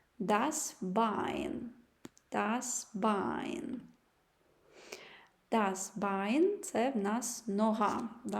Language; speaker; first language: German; non-native, fluent; Ukrainian